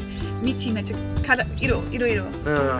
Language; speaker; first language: Japanese; non-native, learner; English